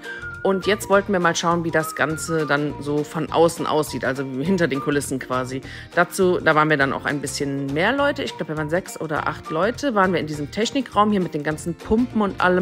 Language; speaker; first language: German; native; German